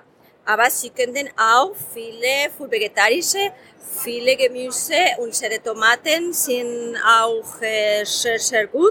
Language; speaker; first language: German; non-native, learner; Spanish